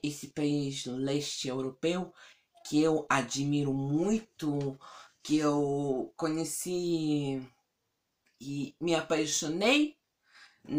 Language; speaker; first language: Portuguese; non-native, fluent; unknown